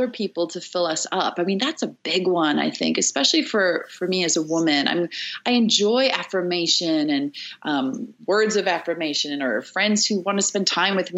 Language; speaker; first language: English; native; English